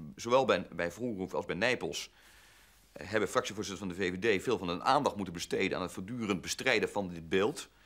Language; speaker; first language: Dutch; native; Dutch